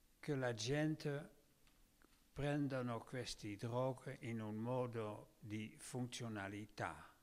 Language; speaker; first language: Italian; non-native, learner; Dutch